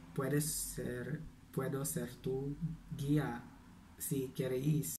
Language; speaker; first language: Spanish; non-native, learner; Filipino